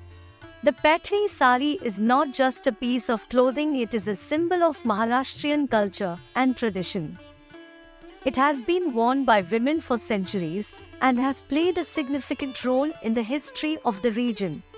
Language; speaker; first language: English; non-native, local second language; Marathi